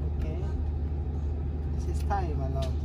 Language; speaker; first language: English; non-native, learner; Korean